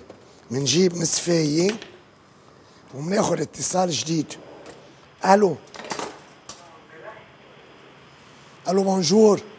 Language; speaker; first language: Arabic; native; Arabic